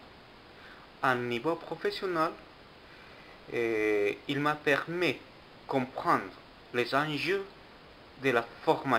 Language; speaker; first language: French; non-native, fluent; Spanish